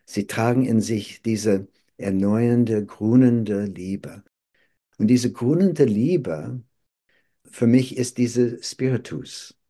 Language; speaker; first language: German; non-native, fluent; English